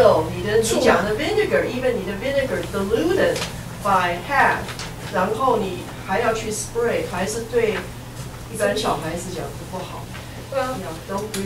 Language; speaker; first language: Chinese; native; Chinese